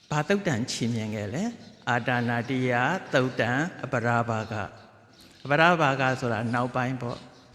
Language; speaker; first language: Burmese; native; Burmese